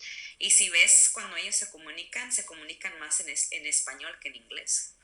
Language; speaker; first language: Spanish; early bilingual, other home language; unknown